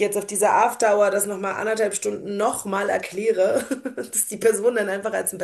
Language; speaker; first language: German; native; German